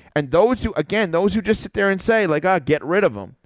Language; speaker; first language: English; native; English